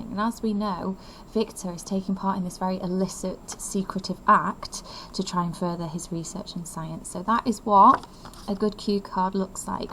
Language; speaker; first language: English; native; English